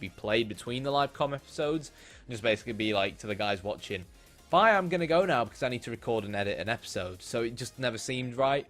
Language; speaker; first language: English; native; English